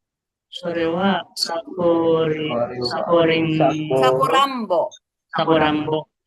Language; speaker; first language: Japanese; non-native, learner; Filipino